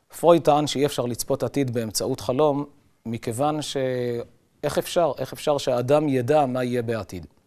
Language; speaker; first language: Hebrew; native; Hebrew